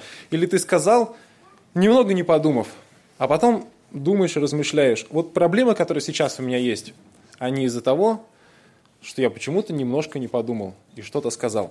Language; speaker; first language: Russian; native; Russian